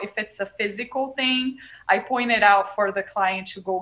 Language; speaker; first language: English; non-native, fluent; Portuguese